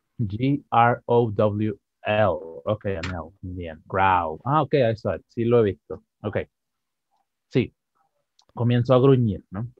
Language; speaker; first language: Spanish; native; Spanish